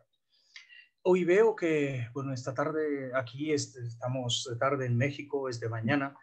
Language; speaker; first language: Spanish; non-native, fluent; Bangla